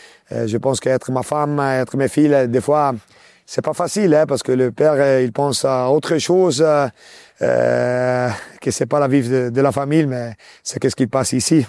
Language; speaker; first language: French; non-native, local second language; Italian